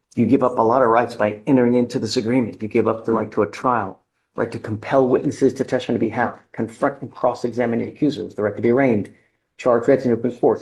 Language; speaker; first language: English; native; English